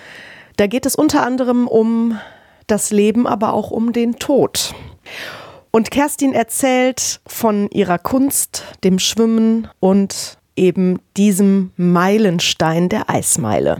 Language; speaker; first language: German; native; German